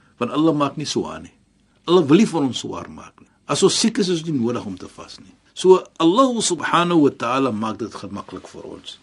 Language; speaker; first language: Afrikaans; non-native, fluent; Arabic